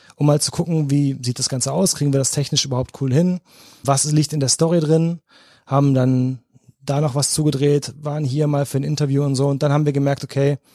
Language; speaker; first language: German; native; German